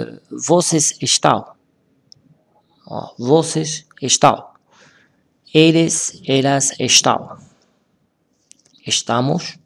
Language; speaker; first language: Portuguese; non-native, fluent; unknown